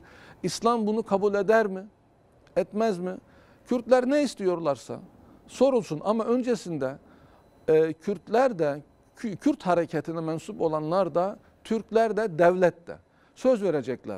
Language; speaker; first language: Turkish; native; Turkish